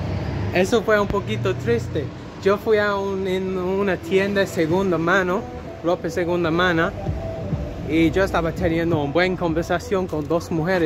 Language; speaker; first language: Spanish; non-native, learner; English